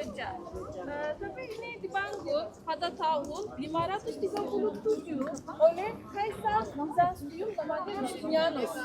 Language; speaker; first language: Indonesian; non-native, learner; Turkish